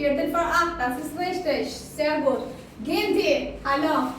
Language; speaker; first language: German; non-native, fluent; Albanian